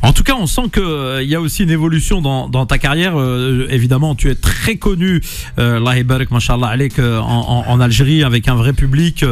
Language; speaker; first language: French; native; French